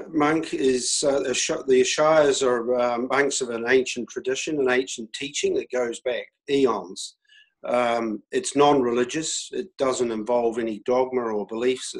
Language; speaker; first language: English; native; English